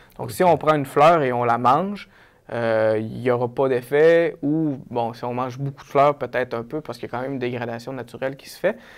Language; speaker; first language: French; native; French